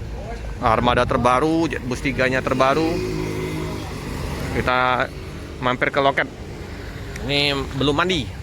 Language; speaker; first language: Indonesian; native; Indonesian